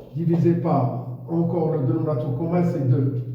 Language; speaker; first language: French; non-native, local second language; Arabic